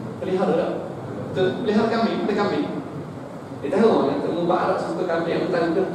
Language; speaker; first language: Malay; non-native, fluent; Arabic